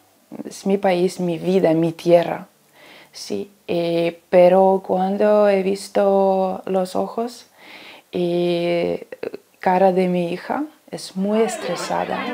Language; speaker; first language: Spanish; non-native, learner; Ukrainian